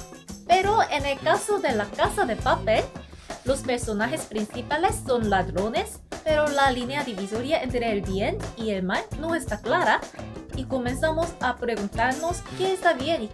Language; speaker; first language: Spanish; non-native, fluent; Korean